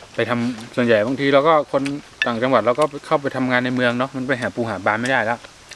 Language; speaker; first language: Thai; native; Thai